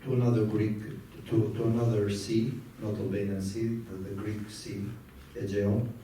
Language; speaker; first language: English; non-native, fluent; Albanian